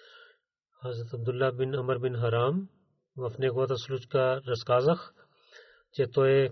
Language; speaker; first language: Bulgarian; non-native, learner; Urdu